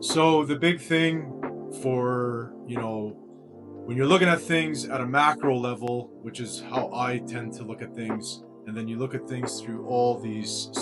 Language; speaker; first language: English; native; English